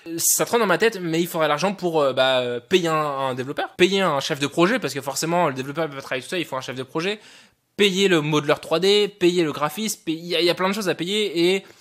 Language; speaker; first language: French; native; French